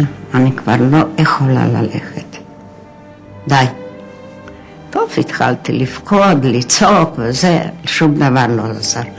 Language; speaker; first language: Hebrew; non-native, fluent; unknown